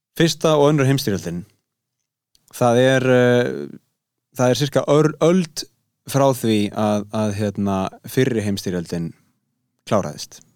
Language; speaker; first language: Icelandic; native; Icelandic